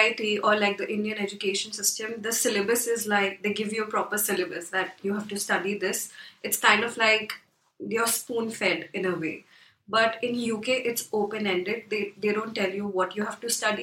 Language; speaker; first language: English; non-native, local second language; Hindi